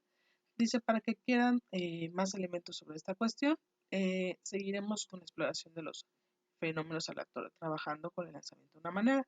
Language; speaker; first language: Spanish; native; Spanish